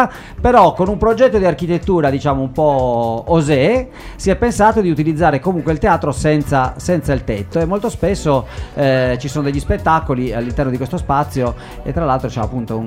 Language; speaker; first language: Italian; native; Italian